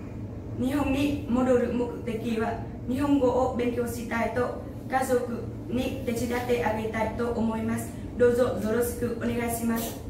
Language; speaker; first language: Japanese; non-native, learner; Vietnamese